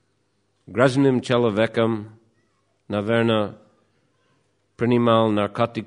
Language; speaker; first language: Russian; non-native, fluent; English